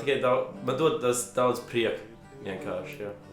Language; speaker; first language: Latvian; early bilingual, heritage; Latvian